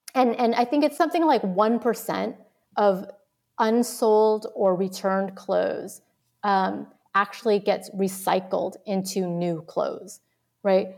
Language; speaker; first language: English; early bilingual, other home language; Vietnamese